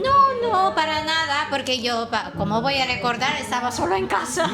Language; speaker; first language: Spanish; non-native, fluent; Filipino